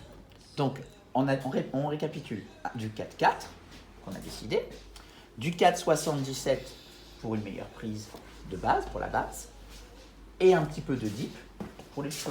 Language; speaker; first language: French; native; French